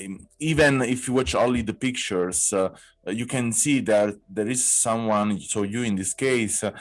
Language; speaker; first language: English; non-native, fluent; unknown